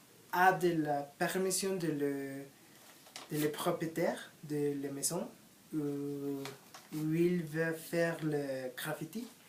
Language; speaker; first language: French; non-native, learner; Spanish